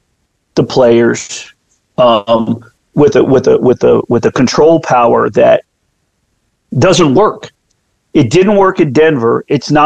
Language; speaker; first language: English; native; English